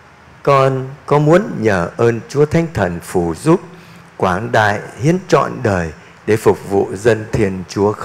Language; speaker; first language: Vietnamese; native; Vietnamese